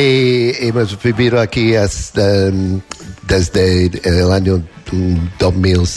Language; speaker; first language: Spanish; non-native, learner; English